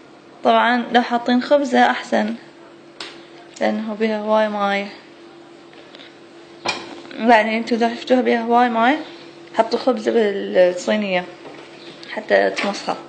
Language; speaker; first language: Arabic; native; Arabic